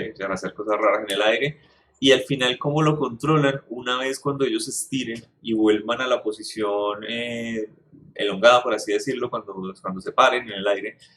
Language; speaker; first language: Spanish; native; Spanish